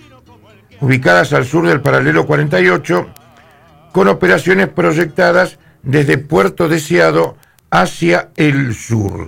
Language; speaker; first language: Spanish; native; Spanish